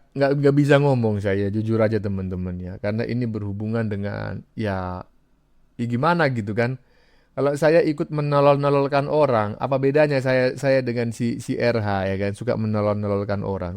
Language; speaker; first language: Indonesian; native; Indonesian